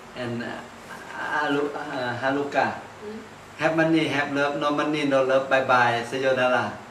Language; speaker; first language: English; non-native, learner; Thai